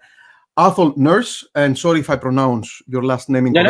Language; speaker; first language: English; non-native, fluent; Greek